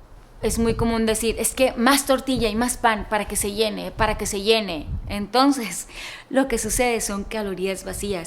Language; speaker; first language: Spanish; native; Spanish